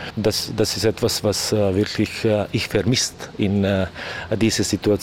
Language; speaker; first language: German; non-native, learner; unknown